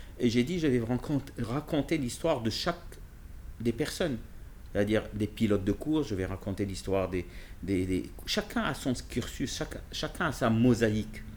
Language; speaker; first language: French; non-native, local second language; Arabic